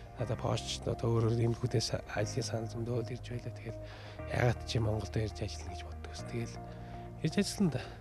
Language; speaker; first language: Mongolian; early bilingual, heritage; Mongolian